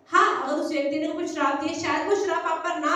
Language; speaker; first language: Hindi; native; Hindi